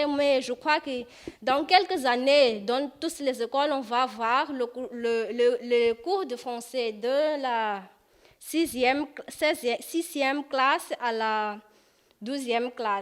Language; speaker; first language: French; non-native, fluent; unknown